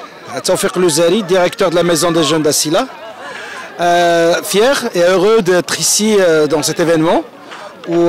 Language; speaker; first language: French; non-native, local second language; Arabic